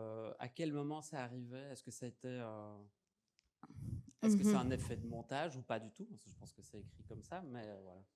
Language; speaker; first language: French; native; French